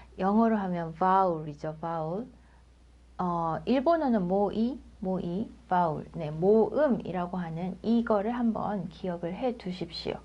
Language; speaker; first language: Korean; native; Korean